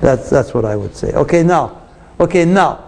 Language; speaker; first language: English; non-native, fluent; Chinese